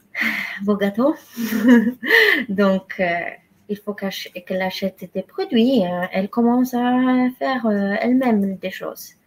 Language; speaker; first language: French; non-native, fluent; Polish